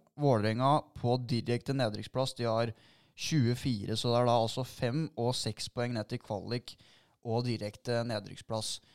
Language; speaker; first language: Norwegian; native; Norwegian